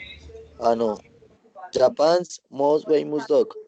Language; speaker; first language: English; non-native, learner; Spanish